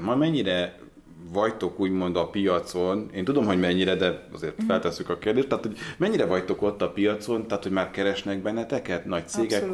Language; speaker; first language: Hungarian; native; Hungarian